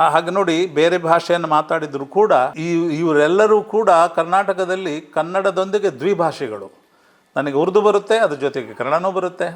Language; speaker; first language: Kannada; non-native, local second language; Urdu